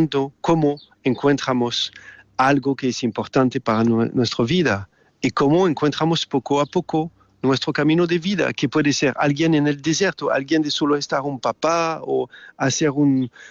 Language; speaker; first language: Spanish; non-native, learner; French